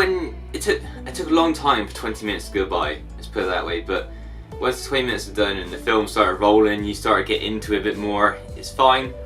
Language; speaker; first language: English; native; English